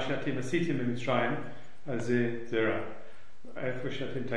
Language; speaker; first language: Hebrew; non-native, learner; English